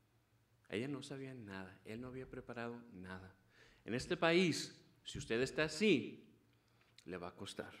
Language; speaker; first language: Spanish; early bilingual, heritage; Spanish